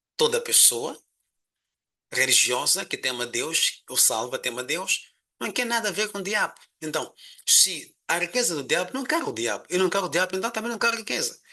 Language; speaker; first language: Portuguese; non-native, local second language; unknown